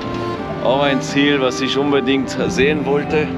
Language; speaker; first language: German; non-native, fluent; French